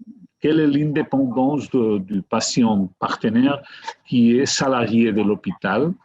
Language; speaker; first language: French; non-native, fluent; Catalan